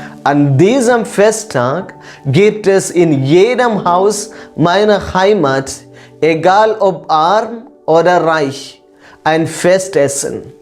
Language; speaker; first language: German; non-native, fluent; Malayalam